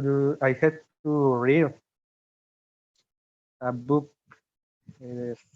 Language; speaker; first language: English; non-native, learner; Spanish